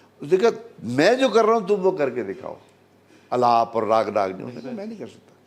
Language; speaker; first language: Urdu; native; Urdu